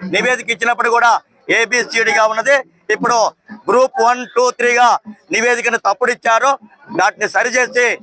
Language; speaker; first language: Telugu; native; Telugu